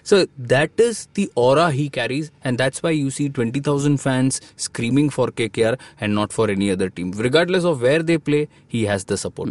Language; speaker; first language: English; non-native, local second language; Hindi